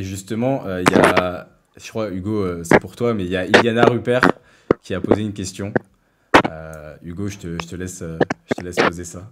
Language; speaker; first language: French; native; French